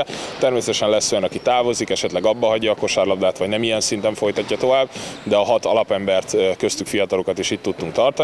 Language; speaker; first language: Hungarian; native; Hungarian